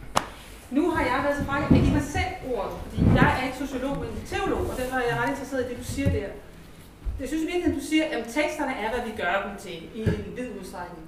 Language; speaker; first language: Danish; native; Danish